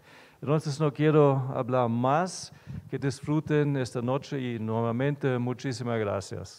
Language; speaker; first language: Spanish; non-native, fluent; German